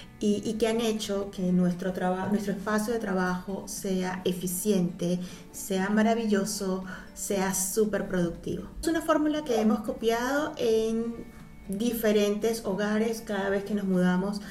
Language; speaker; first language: Spanish; native; Spanish